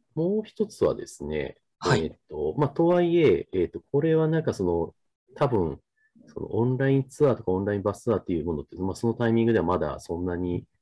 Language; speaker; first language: Japanese; native; Japanese